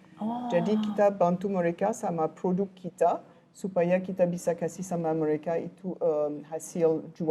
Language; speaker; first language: Indonesian; non-native, learner; French